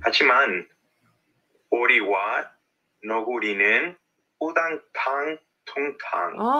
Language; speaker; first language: Korean; non-native, learner; English